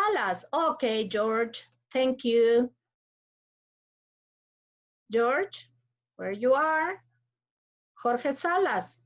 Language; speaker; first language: English; non-native, fluent; Spanish